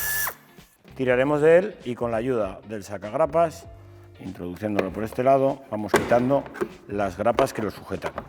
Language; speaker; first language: Spanish; native; Spanish